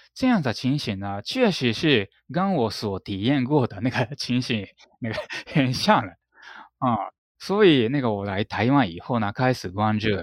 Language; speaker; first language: Chinese; non-native, fluent; Japanese